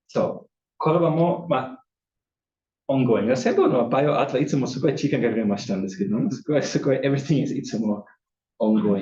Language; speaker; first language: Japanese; non-native, learner; German